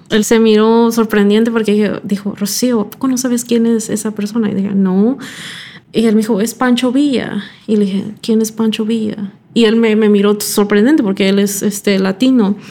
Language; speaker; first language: Spanish; early bilingual, heritage; Spanish